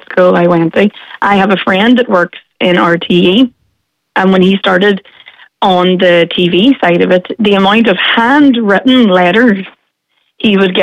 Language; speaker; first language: English; native; English